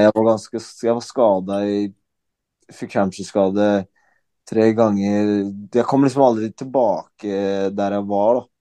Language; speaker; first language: Norwegian; early bilingual, other home language; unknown